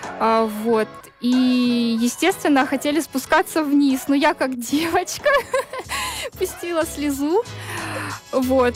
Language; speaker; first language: Russian; native; Russian